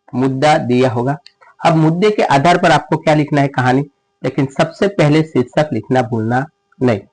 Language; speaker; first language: Hindi; non-native, local second language; Gujarati